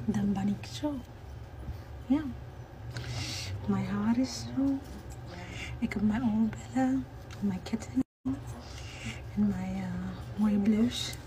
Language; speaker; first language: Dutch; non-native, learner; Somali